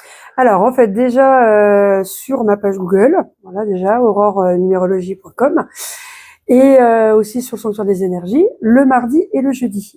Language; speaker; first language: French; native; French